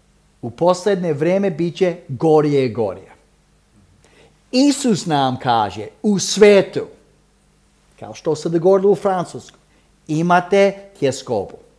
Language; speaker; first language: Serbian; early bilingual, heritage; Serbian